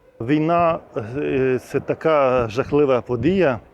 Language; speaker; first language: Ukrainian; non-native, fluent; Lithuanian